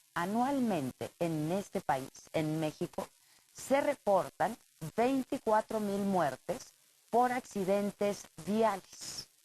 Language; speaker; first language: Spanish; native; Spanish